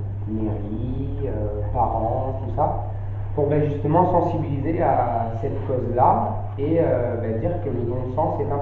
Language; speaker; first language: French; native; French